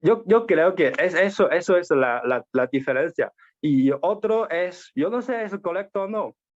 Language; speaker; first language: Spanish; non-native, learner; Chinese